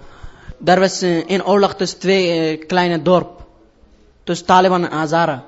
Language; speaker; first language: Dutch; non-native, learner; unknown